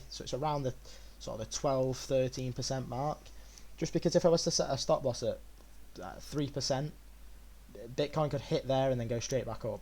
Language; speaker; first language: English; native; English